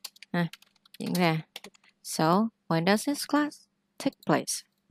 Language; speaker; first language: English; non-native, fluent; Vietnamese